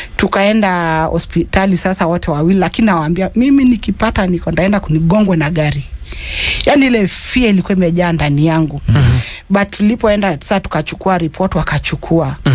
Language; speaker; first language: Swahili; non-native, local second language; Masai